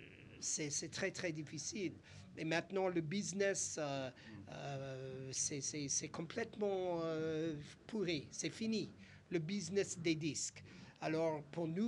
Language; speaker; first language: French; non-native, fluent; English